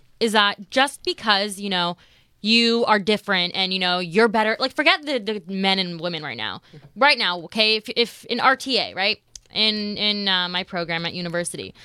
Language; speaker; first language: English; native; English